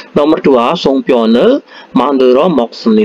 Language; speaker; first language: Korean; non-native, fluent; Indonesian